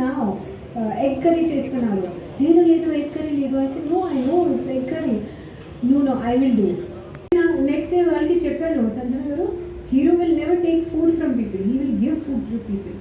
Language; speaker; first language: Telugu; non-native, learner; Hindi